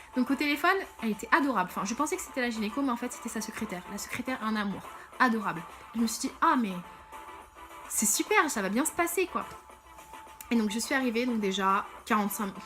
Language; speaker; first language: French; early bilingual, other home language; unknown